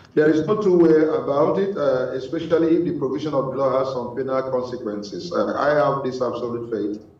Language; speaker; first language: English; non-native, local second language; Igbo